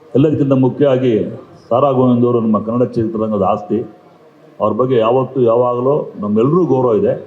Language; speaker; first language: Kannada; native; Kannada